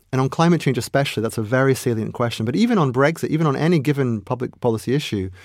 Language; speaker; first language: English; native; English